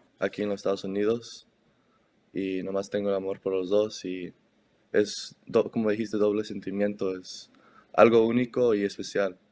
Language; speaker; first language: Spanish; early bilingual, heritage; Spanish